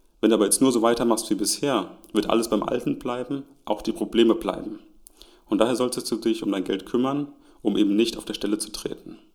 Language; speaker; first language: German; native; German